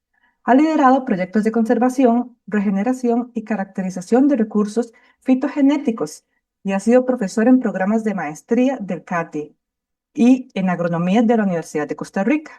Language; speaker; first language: Spanish; native; Spanish